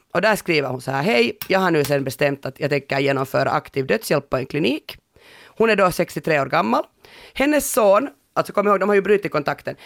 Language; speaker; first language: Swedish; native; Swedish